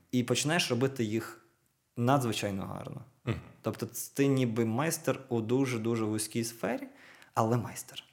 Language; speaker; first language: Ukrainian; non-native, local second language; Russian